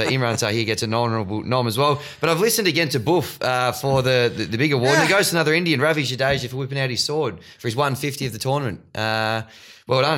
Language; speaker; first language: English; native; English